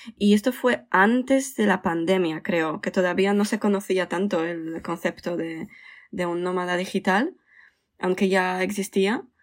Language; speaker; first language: Spanish; non-native, fluent; Polish